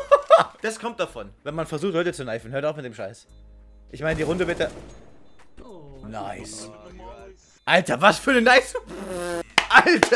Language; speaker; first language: German; native; German